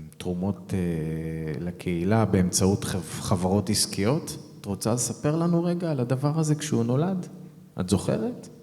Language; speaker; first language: Hebrew; native; Hebrew